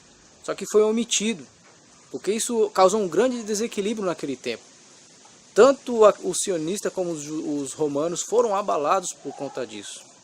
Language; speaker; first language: Portuguese; native; Portuguese